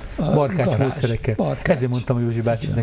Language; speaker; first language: Hungarian; native; Hungarian